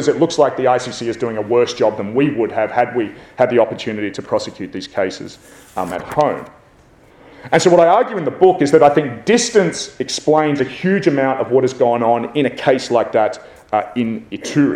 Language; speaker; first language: English; native; English